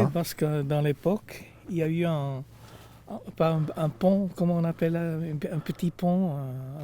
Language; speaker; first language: French; non-native, fluent; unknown